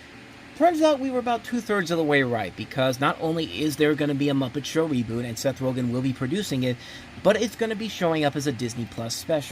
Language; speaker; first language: English; native; English